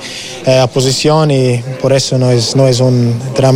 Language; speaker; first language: Spanish; non-native, learner; English